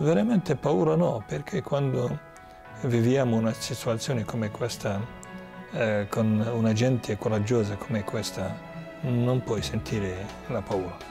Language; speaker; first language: Italian; non-native, fluent; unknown